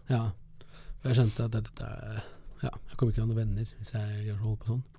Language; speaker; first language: Norwegian; early bilingual, other home language; Kurdish